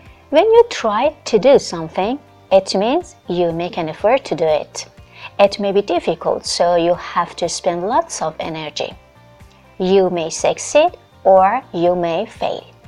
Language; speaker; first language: English; non-native, fluent; Persian